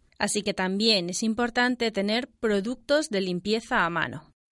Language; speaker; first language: Spanish; native; Spanish